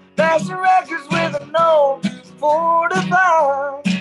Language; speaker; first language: English; native; English